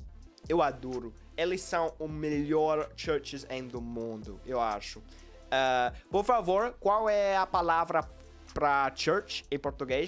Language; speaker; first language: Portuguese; non-native, learner; English